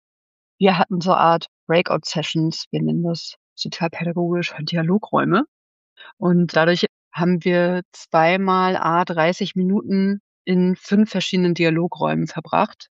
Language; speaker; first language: German; native; German